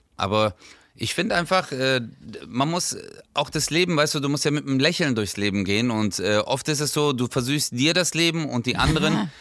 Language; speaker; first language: German; early bilingual, other home language; Turkish